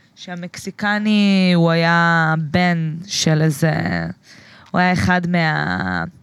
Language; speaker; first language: Hebrew; native; Hebrew